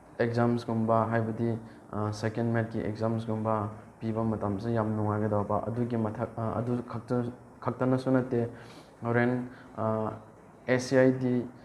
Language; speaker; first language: Manipuri; non-native, local second language; Rongmei Naga